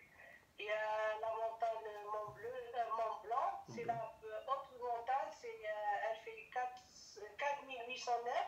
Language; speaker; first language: French; non-native, learner; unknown